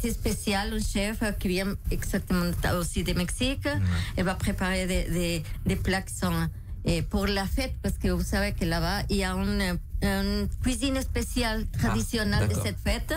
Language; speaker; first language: French; non-native, local second language; Spanish